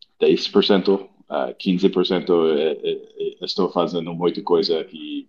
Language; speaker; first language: Portuguese; non-native, learner; English